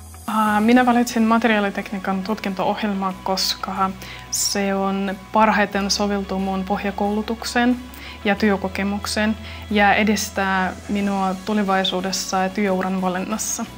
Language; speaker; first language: Finnish; non-native, fluent; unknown